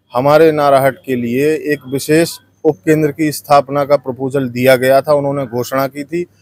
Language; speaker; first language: Hindi; native; Hindi